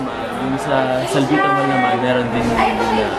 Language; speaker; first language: Filipino; non-native, local second language; Bikol